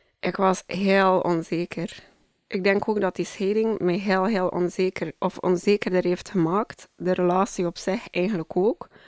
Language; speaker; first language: Dutch; native; Dutch